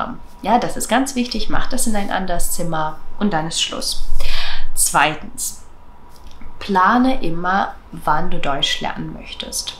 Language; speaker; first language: German; non-native, fluent; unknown